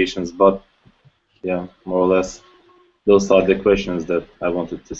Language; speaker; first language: English; non-native, fluent; Russian